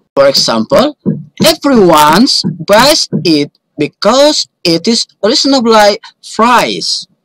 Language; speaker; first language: English; non-native, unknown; Indonesian